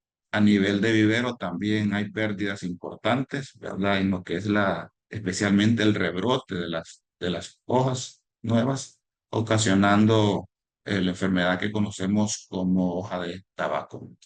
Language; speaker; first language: Spanish; native; Spanish